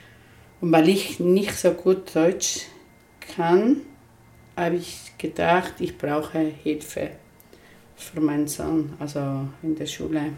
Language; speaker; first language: German; non-native, learner; Spanish